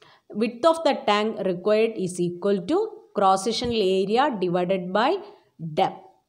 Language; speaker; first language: English; non-native, local second language; Malayalam